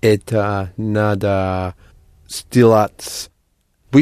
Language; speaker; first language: Russian; non-native, learner; English